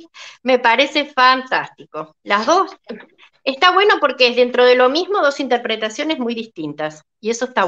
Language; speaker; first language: Spanish; native; Spanish